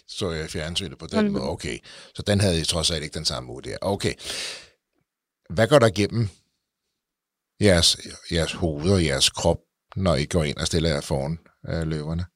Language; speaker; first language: Danish; native; Danish